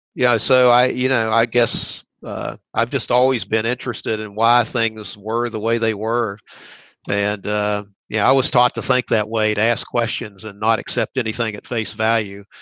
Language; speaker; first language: English; native; English